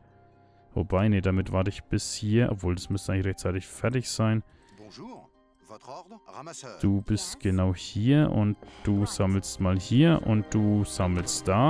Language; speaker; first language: German; native; German